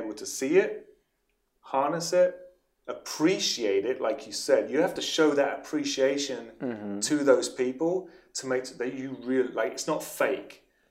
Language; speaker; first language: English; native; English